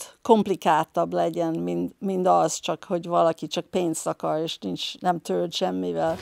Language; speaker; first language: Hungarian; early bilingual, heritage; Hungarian